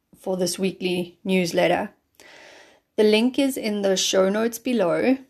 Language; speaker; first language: English; native; English